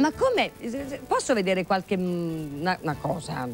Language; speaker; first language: Italian; native; Italian